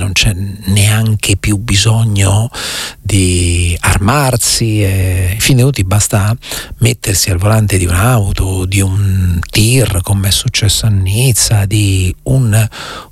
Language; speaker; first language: Italian; native; Italian